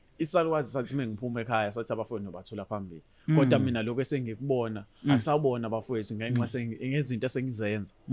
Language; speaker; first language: Zulu; native; Zulu